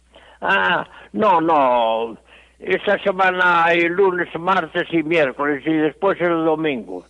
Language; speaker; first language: Spanish; non-native, local second language; Galician